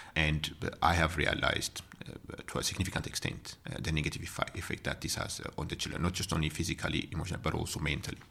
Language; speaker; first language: English; non-native, fluent; Amharic